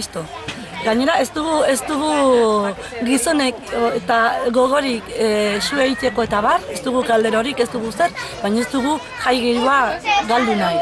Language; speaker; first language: Basque; non-native, local second language; Spanish